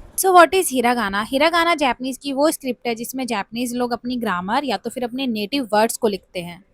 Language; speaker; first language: Hindi; native; Hindi